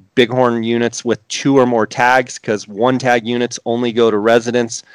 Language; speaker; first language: English; native; English